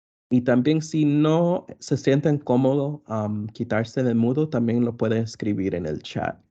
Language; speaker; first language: Spanish; early bilingual, other home language; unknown